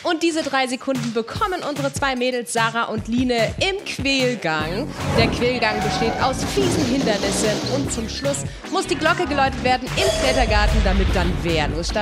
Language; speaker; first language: German; native; German